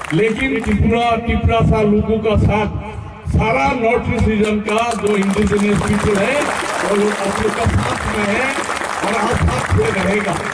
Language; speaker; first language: Hindi; non-native, local second language; Assamese